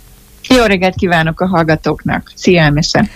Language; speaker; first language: Hungarian; native; Hungarian